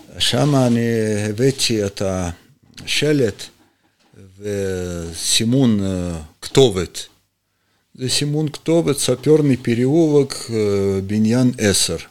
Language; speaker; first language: Hebrew; non-native, fluent; Russian